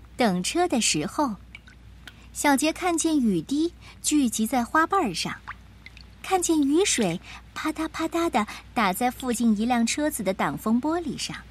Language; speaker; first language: Chinese; native; Chinese